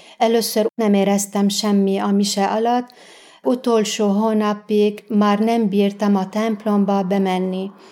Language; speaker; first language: Hungarian; non-native, learner; Arabic